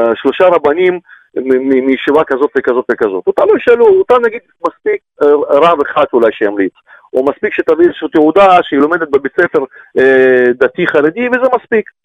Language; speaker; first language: Hebrew; non-native, fluent; Russian